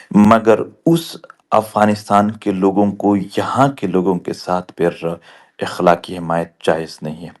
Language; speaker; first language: Urdu; non-native, local second language; Pashto